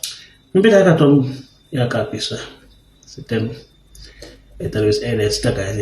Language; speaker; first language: Finnish; non-native, learner; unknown